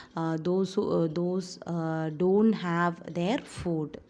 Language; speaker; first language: English; non-native, local second language; Malayalam